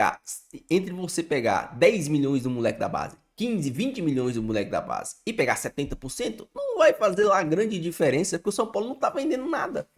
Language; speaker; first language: Portuguese; native; Portuguese